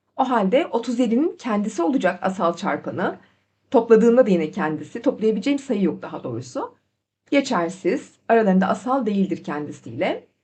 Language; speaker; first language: Turkish; native; Turkish